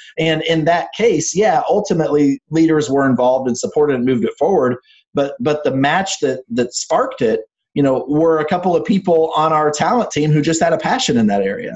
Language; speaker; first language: English; native; English